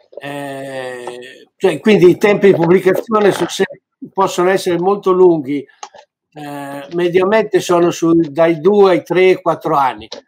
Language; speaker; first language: Italian; native; Italian